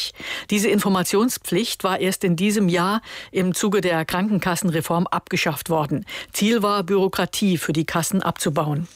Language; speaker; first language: German; native; German